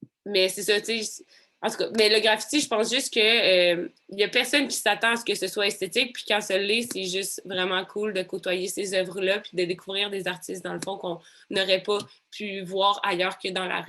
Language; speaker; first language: French; native; French